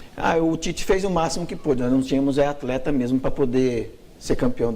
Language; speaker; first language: Portuguese; native; Portuguese